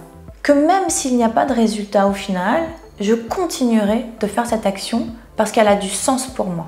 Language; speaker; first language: French; native; French